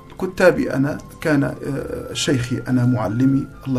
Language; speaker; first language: Arabic; native; Arabic